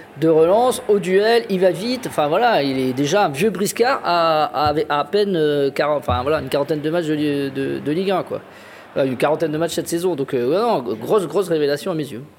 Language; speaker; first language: French; native; French